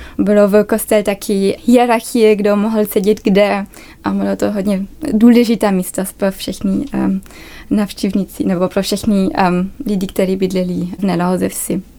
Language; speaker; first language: Czech; early bilingual, other home language; German